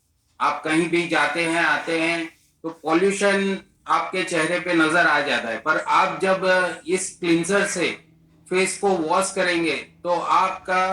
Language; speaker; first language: Hindi; native; Hindi